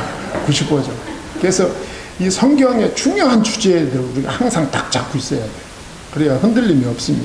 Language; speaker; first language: Korean; native; Korean